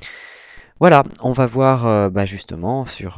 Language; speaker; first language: French; native; French